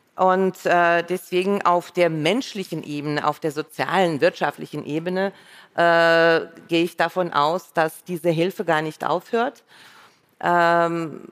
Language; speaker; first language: German; non-native, fluent; Russian